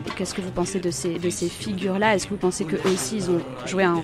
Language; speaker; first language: French; native; French